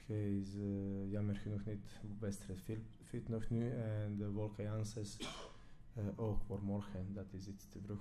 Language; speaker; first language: Dutch; non-native, fluent; Croatian